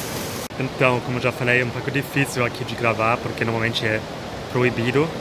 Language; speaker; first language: Portuguese; non-native, fluent; German